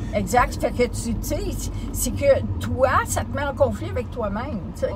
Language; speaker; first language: French; native; French